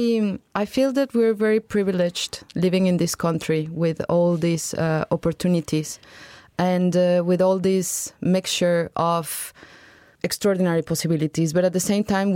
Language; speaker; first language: English; non-native, fluent; Spanish